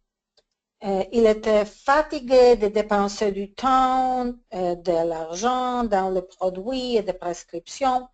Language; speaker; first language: French; non-native, learner; English